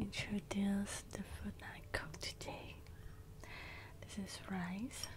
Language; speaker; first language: English; non-native, learner; Cantonese